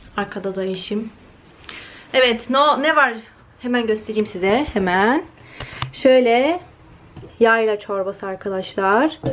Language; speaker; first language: Turkish; early bilingual, heritage; Turkish